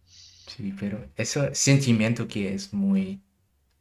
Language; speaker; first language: Spanish; non-native, learner; German